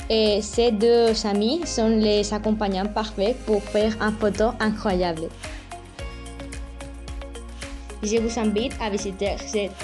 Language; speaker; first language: French; non-native, learner; Spanish